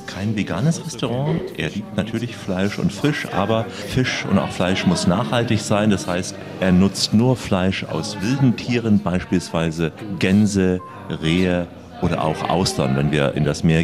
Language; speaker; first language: German; native; German